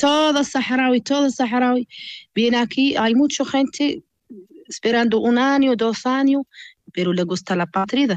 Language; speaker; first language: Spanish; non-native, learner; Arabic